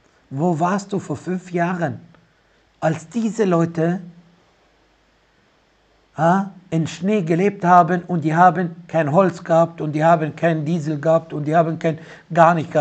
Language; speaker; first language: German; non-native, fluent; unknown